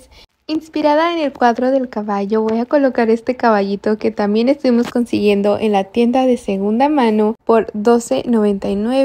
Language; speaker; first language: Spanish; native; Spanish